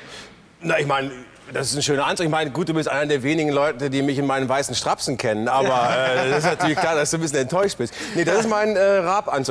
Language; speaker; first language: German; native; German